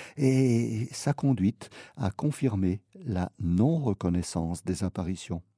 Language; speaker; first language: French; native; French